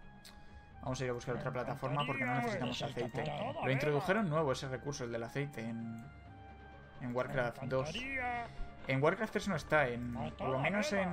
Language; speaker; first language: Spanish; native; Spanish